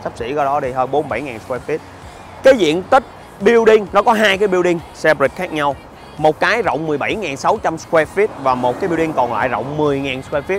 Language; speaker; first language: Vietnamese; early bilingual, heritage; Vietnamese